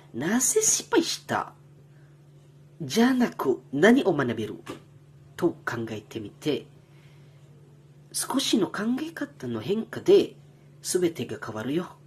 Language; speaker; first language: Japanese; non-native, learner; Indonesian